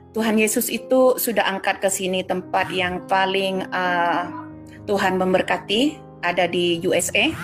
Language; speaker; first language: Indonesian; non-native, local second language; Madurese